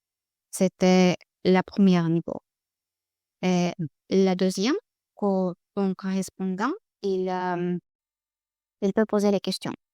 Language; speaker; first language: French; non-native, learner; Russian